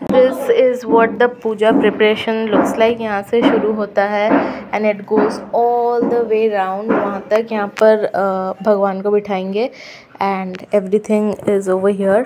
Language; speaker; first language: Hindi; non-native, local second language; Bangla